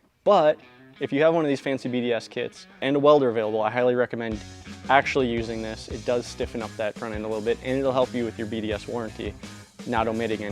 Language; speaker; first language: English; native; English